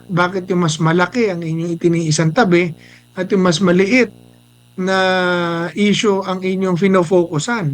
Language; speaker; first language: Filipino; native; Filipino